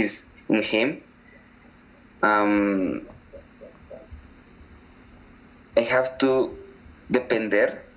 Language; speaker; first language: English; non-native, learner; Spanish